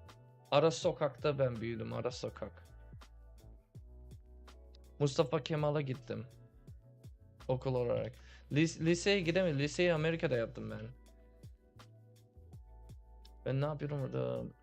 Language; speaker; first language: Turkish; early bilingual, heritage; Turkish